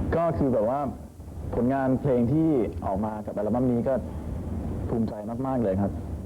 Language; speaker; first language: Thai; early bilingual, heritage; Danish